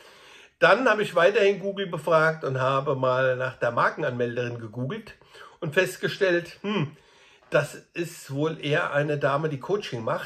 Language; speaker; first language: German; native; German